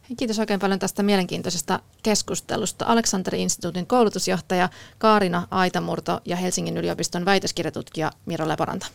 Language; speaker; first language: Finnish; native; Finnish